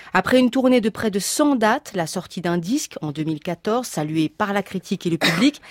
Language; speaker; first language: French; native; French